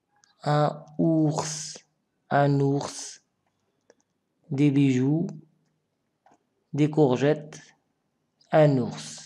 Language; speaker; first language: French; non-native, local second language; Arabic